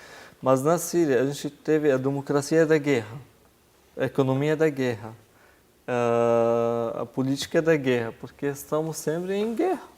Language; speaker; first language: Portuguese; non-native, fluent; Arabic